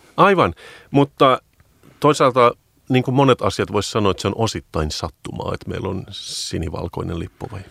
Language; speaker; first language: Finnish; native; Finnish